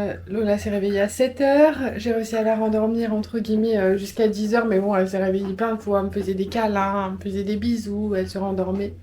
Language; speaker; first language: French; native; French